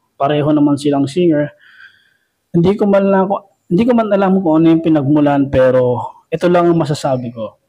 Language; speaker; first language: Filipino; native; Filipino